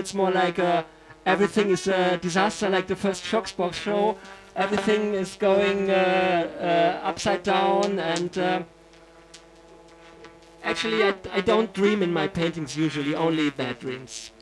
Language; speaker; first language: English; non-native, fluent; German